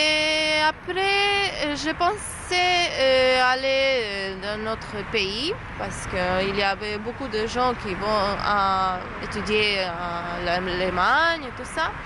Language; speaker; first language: French; non-native, learner; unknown